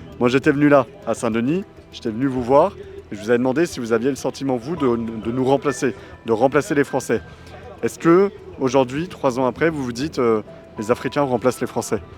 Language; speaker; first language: French; native; French